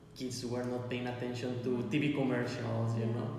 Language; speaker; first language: English; non-native, fluent; Spanish